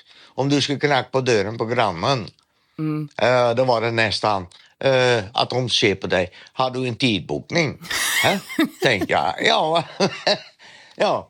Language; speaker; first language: Swedish; non-native, fluent; Dutch